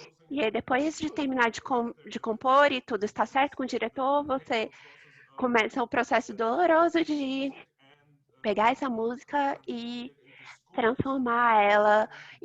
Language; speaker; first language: Portuguese; non-native, fluent; Arabic